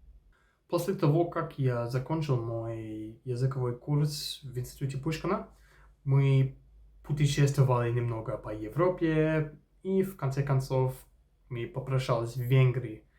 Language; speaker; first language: Russian; non-native, fluent; English